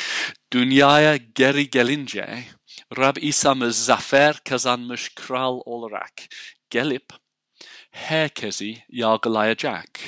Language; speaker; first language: Turkish; non-native, fluent; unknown